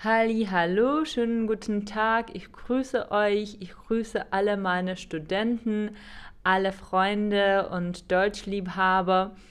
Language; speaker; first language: German; non-native, fluent; Czech